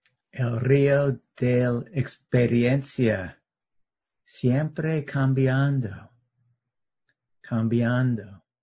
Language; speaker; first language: Spanish; non-native, learner; English